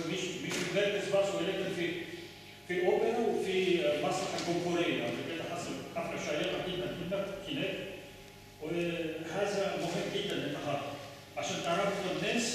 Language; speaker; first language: Arabic; non-native, learner; Russian